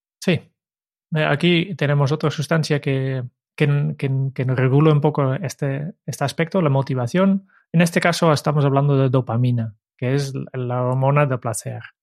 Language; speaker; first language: Spanish; non-native, fluent; Dutch